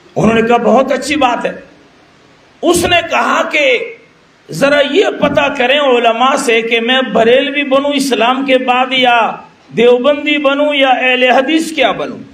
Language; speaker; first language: Urdu; non-native, local second language; Pashto